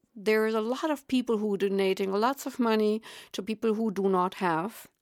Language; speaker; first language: English; non-native, fluent; German